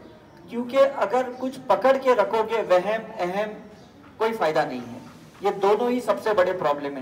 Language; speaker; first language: Hindi; native; Hindi